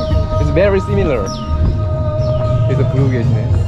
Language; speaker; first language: English; non-native, learner; Korean